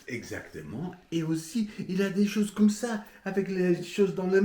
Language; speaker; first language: French; non-native, learner; English